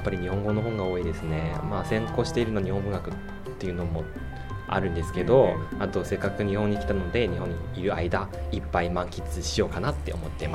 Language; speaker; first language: Japanese; non-native, fluent; Chinese